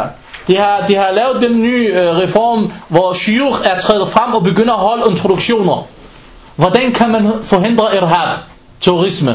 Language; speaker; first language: Danish; non-native, local second language; Arabic